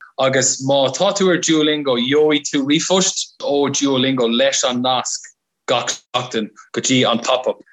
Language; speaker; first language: Irish; non-native, local second language; English